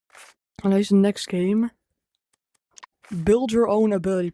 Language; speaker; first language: English; non-native, fluent; Dutch